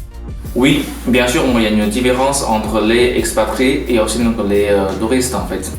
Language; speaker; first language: French; non-native, fluent; Chinese